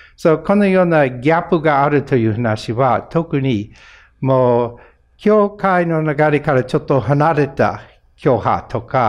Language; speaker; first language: Japanese; non-native, fluent; English